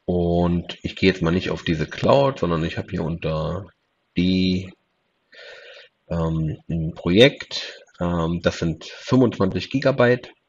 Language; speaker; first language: German; native; German